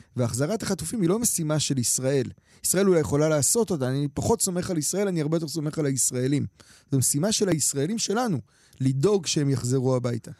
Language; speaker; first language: Hebrew; native; Hebrew